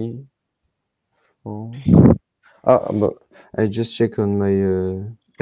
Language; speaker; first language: English; non-native, learner; French